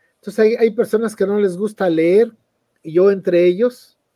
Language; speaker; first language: Spanish; native; Spanish